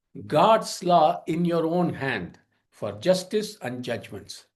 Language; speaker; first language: English; non-native, local second language; Tamil